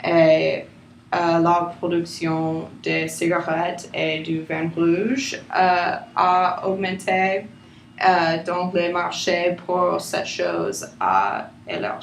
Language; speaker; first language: French; non-native, learner; English